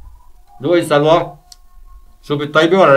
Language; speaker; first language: Arabic; non-native, local second language; Kurdish